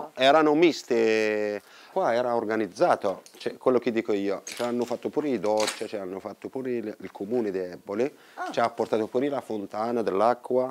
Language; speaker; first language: Italian; non-native, fluent; Arabic